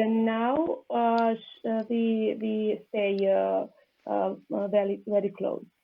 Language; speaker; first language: English; non-native, learner; Serbian